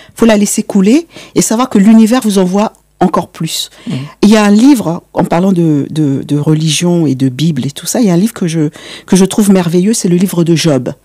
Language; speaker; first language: French; native; French